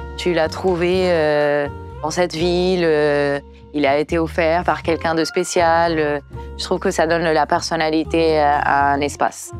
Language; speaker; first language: French; non-native, fluent; Portuguese